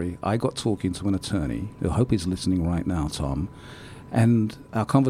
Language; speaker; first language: English; native; English